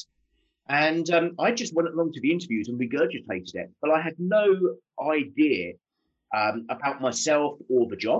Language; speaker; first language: English; native; English